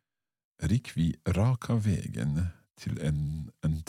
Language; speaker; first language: Swedish; non-native, learner; English